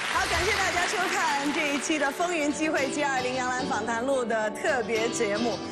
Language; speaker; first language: Chinese; native; Chinese